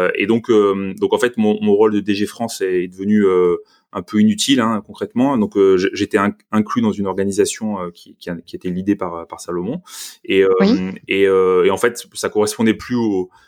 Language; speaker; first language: French; native; French